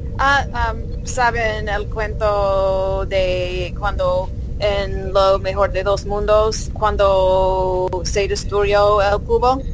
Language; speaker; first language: Spanish; non-native, learner; English